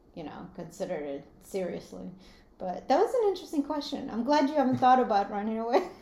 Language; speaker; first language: English; early bilingual, other home language; Latvian